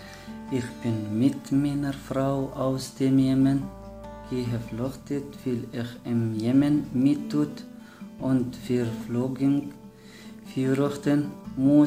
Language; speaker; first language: German; non-native, learner; Arabic